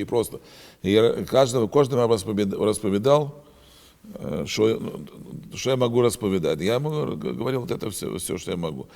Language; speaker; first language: Ukrainian; non-native, learner; Russian